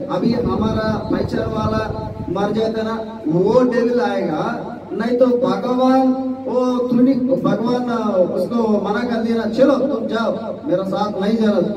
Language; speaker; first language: Hindi; non-native, local second language; Telugu